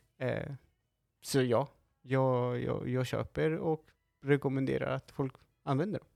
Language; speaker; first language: Swedish; non-native, fluent; Spanish